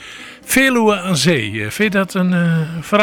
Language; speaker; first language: Dutch; native; Dutch